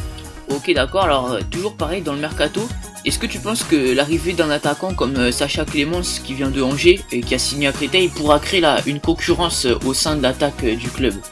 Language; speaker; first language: French; native; French